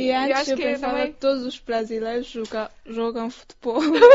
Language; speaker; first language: Portuguese; non-native, fluent; Chinese